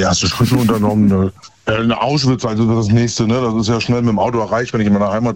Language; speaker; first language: German; native; German